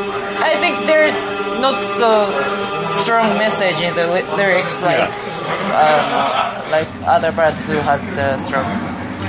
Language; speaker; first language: English; non-native, fluent; Japanese